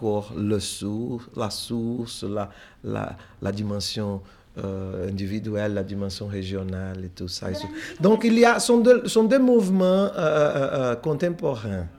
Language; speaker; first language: French; non-native, fluent; Portuguese